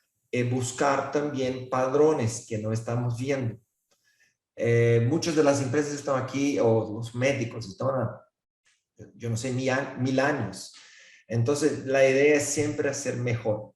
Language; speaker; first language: Spanish; non-native, fluent; Portuguese